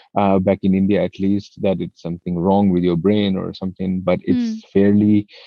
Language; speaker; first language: English; non-native, local second language; Hindi